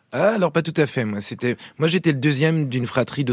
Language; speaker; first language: French; native; French